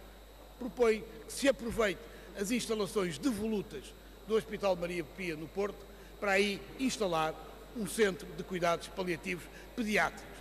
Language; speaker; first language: Portuguese; native; Portuguese